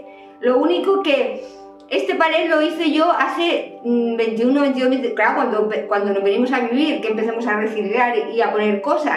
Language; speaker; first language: Spanish; native; Spanish